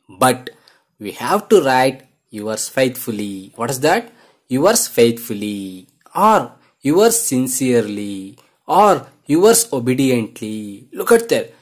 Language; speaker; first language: English; non-native, local second language; Kannada